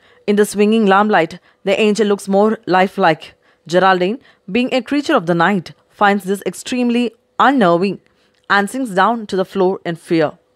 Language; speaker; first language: English; non-native, local second language; Malayalam